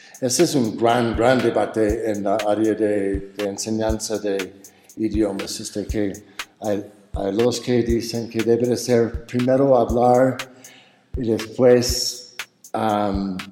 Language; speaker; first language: Spanish; non-native, fluent; English